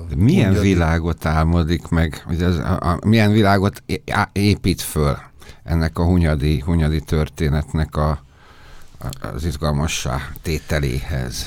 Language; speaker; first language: Hungarian; native; Hungarian